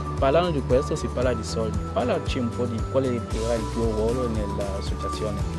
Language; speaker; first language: Italian; non-native, fluent; French